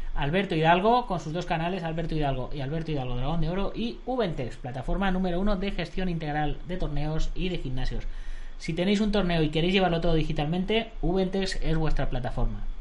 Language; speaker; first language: Spanish; native; Spanish